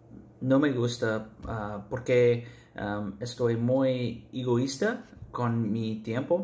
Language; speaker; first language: Spanish; non-native, learner; English